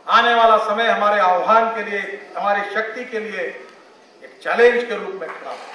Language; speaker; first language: Hindi; non-native, local second language; Marathi